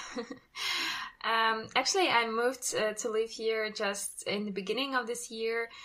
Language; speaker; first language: English; non-native, fluent; Russian